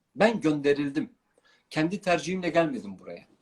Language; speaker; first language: Turkish; non-native, local second language; Kurdish